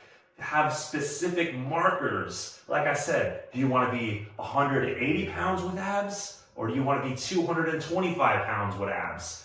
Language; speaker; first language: English; native; English